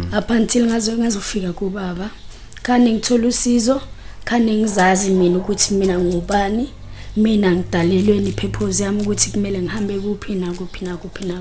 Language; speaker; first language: Zulu; native; Zulu